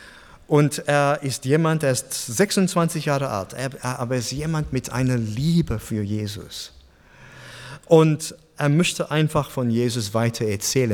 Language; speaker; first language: German; non-native, fluent; English